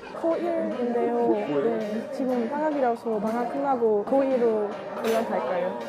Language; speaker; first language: Korean; non-native, learner; German